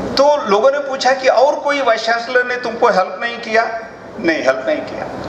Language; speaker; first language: Hindi; non-native, local second language; Kannada